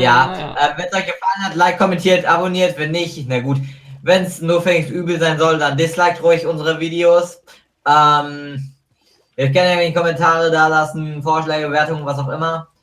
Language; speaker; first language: German; native; German